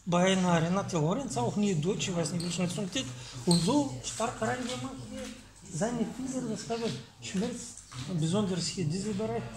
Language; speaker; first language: German; non-native, learner; Bulgarian